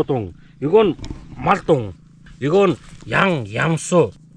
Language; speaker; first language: Korean; non-native, learner; Mongolian